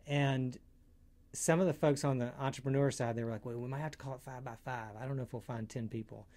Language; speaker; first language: English; native; English